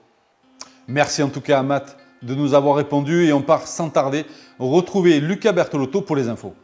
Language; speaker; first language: French; native; French